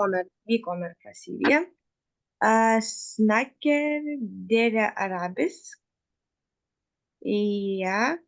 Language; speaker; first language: Norwegian; non-native, learner; Lithuanian